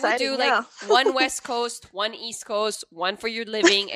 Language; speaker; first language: English; non-native, local second language; Pampanga